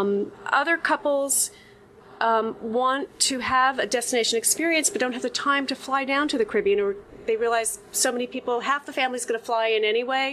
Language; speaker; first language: English; native; English